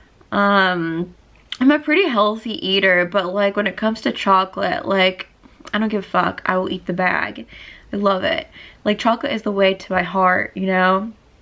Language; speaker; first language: English; native; English